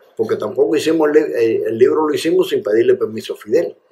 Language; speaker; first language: Spanish; native; Spanish